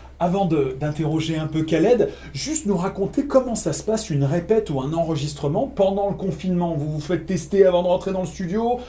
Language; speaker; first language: French; native; French